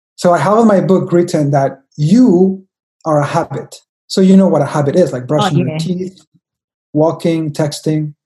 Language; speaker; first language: English; non-native, fluent; Spanish